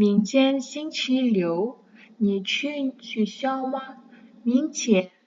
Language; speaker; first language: Chinese; non-native, fluent; Kazakh